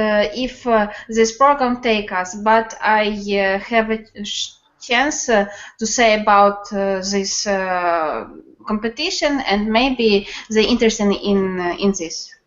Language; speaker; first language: English; non-native, learner; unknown